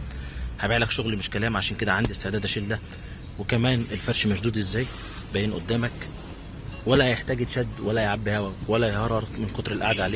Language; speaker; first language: Arabic; native; Arabic